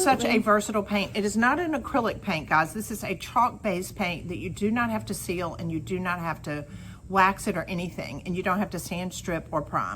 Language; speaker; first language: English; native; English